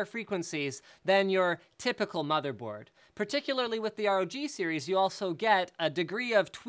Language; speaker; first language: English; native; English